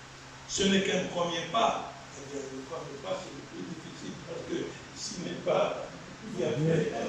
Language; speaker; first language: French; non-native, local second language; Arabic